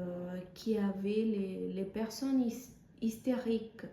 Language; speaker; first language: French; non-native, fluent; Spanish